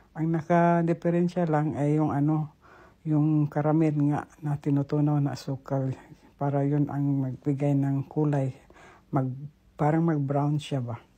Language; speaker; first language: Filipino; non-native, local second language; Cebuano